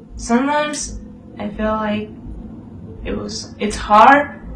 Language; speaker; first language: English; early bilingual, other home language; Spanish